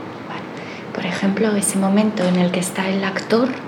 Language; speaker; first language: Spanish; native; Spanish